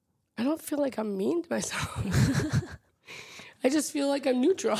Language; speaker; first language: English; native; English